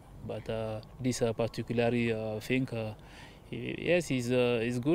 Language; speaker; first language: English; non-native, learner; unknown